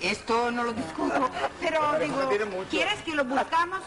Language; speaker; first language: Spanish; native; Spanish